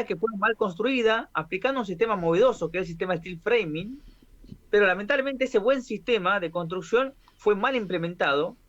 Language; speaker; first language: Spanish; native; Spanish